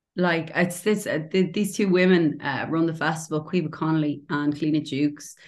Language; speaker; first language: English; native; English